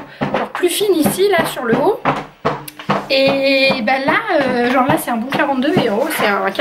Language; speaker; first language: French; native; French